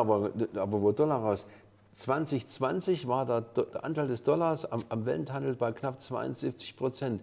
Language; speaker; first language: German; native; German